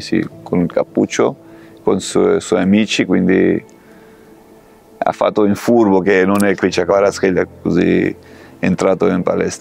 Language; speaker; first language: Italian; non-native, fluent; Georgian